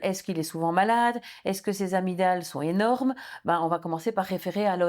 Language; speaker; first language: French; native; French